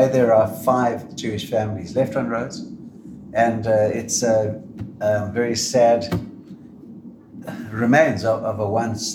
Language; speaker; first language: English; native; English